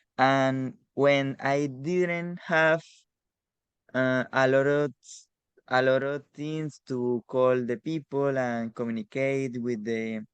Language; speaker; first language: English; non-native, learner; Spanish